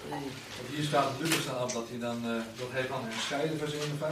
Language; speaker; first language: Dutch; native; Dutch